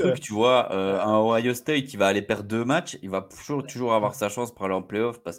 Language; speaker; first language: French; native; French